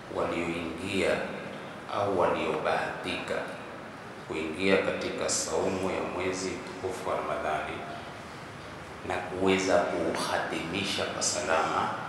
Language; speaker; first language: Swahili; native; Swahili